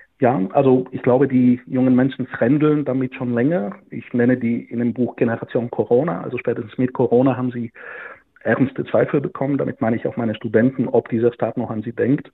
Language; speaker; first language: German; non-native, fluent; Bulgarian